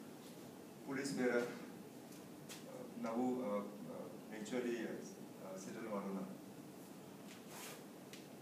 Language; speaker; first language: Kannada; non-native, learner; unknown